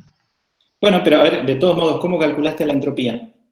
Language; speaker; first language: Spanish; native; Spanish